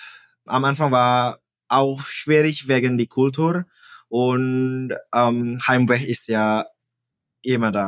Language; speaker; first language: German; non-native, fluent; Indonesian